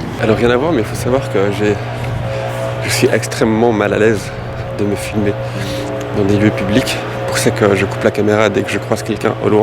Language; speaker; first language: French; native; French